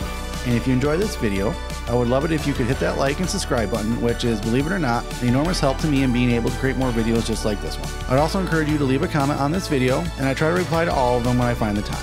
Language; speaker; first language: English; native; English